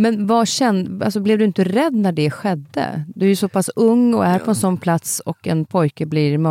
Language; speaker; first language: Swedish; native; Swedish